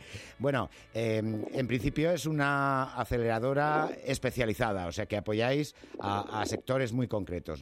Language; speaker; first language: Spanish; native; Spanish